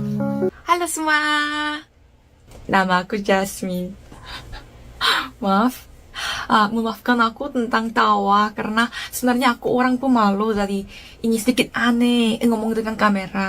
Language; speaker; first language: Indonesian; non-native, fluent; Korean